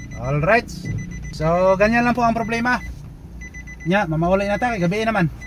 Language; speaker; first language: Filipino; non-native, local second language; Cebuano